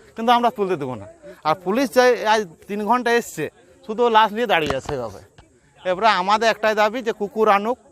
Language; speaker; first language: Bangla; native; Bangla